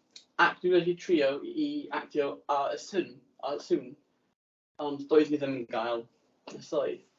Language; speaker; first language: Welsh; non-native, learner; English